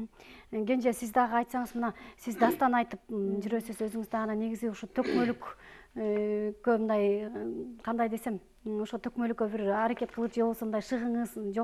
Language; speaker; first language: Kyrgyz; native; Kyrgyz